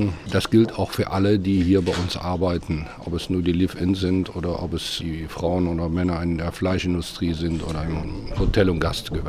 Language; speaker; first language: German; native; German